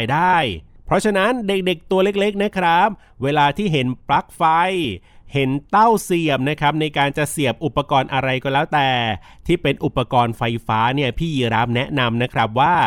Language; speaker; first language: Thai; native; Thai